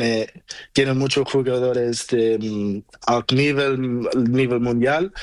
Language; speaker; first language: Spanish; non-native, learner; Portuguese